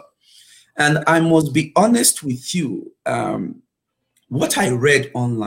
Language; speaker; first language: English; non-native, local second language; Yoruba